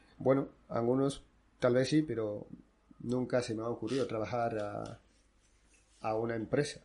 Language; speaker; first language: Spanish; non-native, fluent; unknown